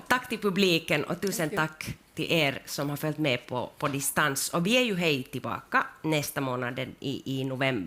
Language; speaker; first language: Swedish; native; Swedish